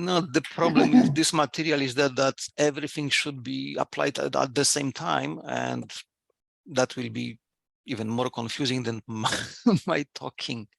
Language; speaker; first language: English; non-native, fluent; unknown